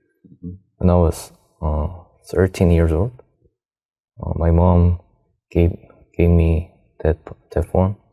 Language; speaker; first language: English; non-native, learner; Korean